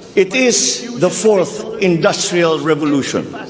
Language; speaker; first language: English; non-native, local second language; Filipino